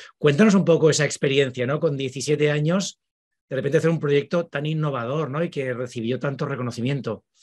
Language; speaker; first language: Spanish; native; Spanish